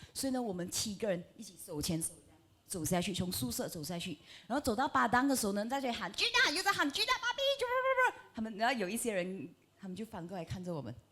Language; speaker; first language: Chinese; native; Chinese